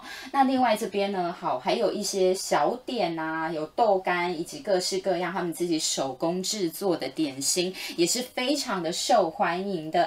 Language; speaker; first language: Chinese; native; Chinese